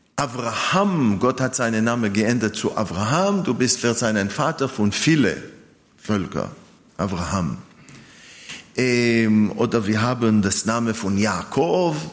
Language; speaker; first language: German; non-native, fluent; Hebrew